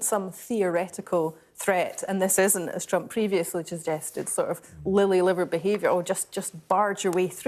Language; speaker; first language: English; native; English